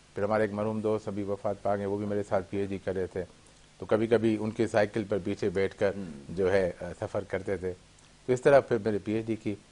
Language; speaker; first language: Urdu; native; Urdu